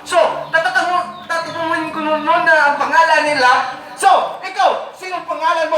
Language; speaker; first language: Filipino; non-native, local second language; Cebuano